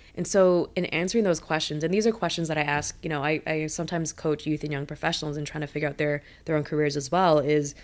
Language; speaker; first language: English; native; English